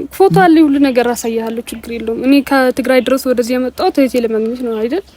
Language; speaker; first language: Amharic; non-native, local second language; Tigrinya